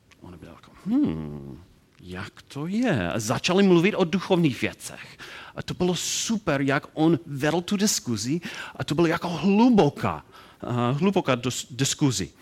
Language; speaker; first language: Czech; non-native, learner; English